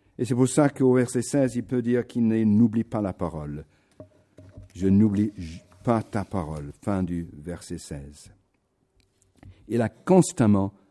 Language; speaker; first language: French; non-native, fluent; English